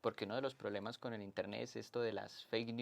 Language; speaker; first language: Spanish; native; Spanish